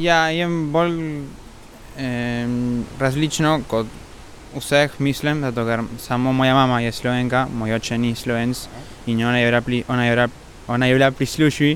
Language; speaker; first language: Slovenian; early bilingual, heritage; Spanish